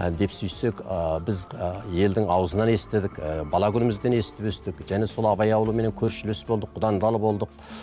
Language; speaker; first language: Kazakh; early bilingual, heritage; Kazakh